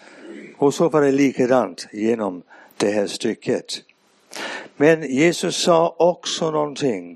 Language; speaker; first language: Swedish; non-native, fluent; English